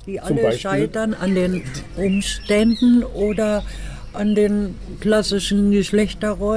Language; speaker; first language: German; native; German